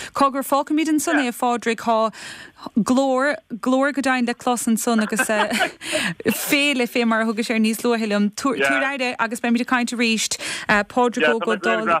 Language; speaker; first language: Irish; native; Irish